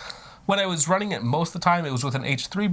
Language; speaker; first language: English; native; English